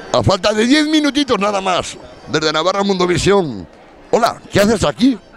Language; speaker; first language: Spanish; native; Spanish